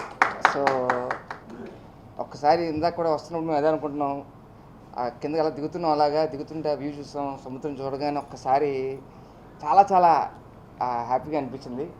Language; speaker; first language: Telugu; native; Telugu